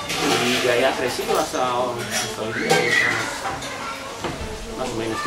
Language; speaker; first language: Spanish; non-native, fluent; German